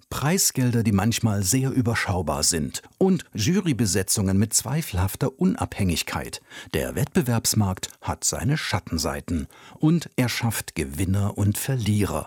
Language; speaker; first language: German; native; German